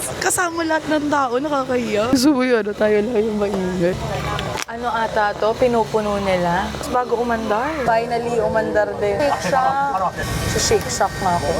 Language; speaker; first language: Filipino; native; Filipino